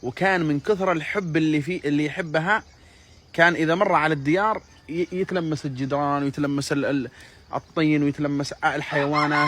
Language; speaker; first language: Arabic; native; Arabic